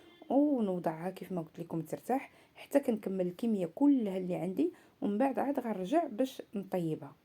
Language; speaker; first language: Arabic; native; Arabic